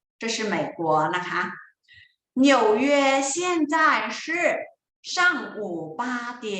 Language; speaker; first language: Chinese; non-native, fluent; Thai